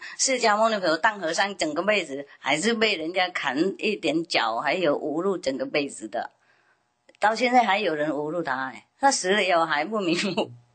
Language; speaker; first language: Chinese; non-native, fluent; Vietnamese